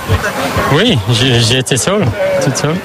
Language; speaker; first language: French; non-native, learner; English